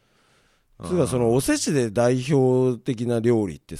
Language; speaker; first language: Japanese; native; Japanese